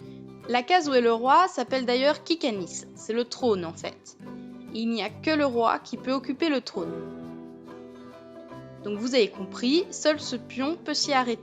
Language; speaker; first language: French; native; French